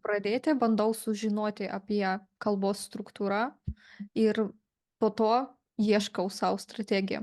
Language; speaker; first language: Lithuanian; non-native, fluent; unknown